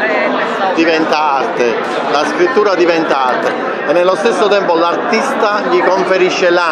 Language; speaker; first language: Italian; native; Italian